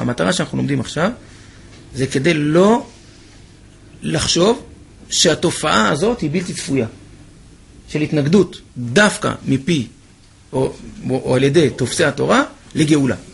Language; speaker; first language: Hebrew; native; Hebrew